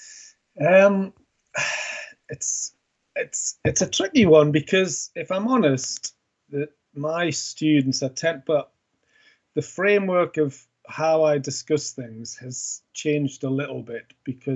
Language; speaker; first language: English; native; English